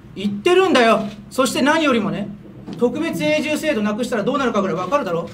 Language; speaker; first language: Japanese; native; Japanese